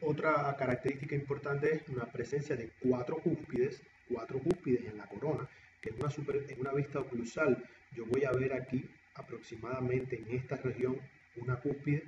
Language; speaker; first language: Spanish; native; Spanish